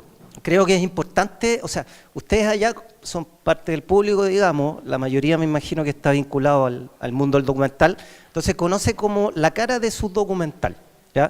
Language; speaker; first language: Spanish; native; Spanish